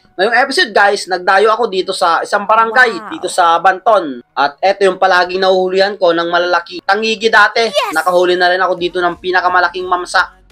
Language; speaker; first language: Filipino; non-native, local second language; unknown